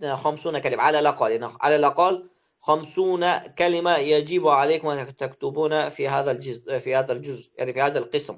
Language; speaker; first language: Arabic; non-native, fluent; Uzbek